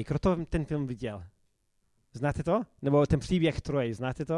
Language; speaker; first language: Czech; non-native, fluent; English